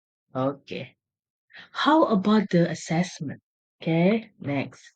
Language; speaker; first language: English; non-native, learner; Indonesian